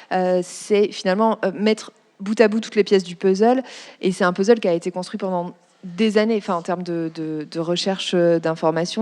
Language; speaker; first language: French; native; French